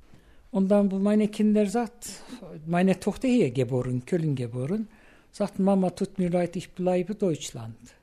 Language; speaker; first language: German; non-native, learner; Turkish